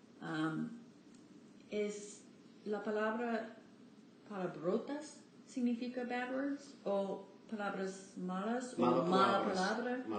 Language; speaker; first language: Spanish; non-native, learner; English